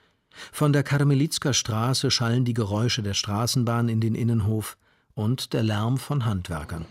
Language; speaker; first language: German; native; German